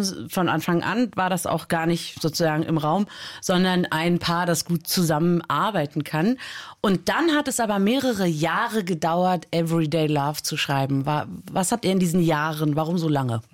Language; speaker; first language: German; native; German